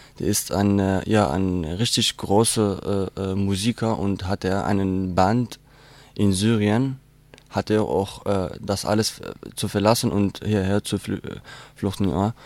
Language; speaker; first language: German; non-native, learner; Kurdish